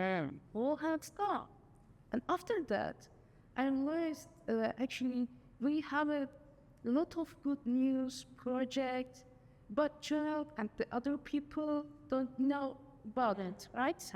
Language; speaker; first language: English; non-native, learner; Turkish